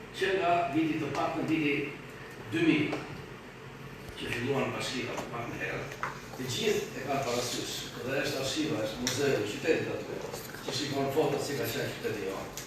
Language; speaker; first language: Albanian; native; Albanian